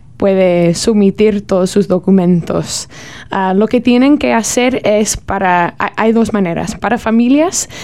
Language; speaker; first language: Spanish; non-native, learner; English